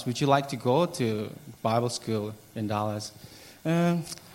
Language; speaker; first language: English; non-native, learner; Indonesian